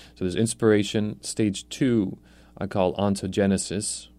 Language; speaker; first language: English; native; English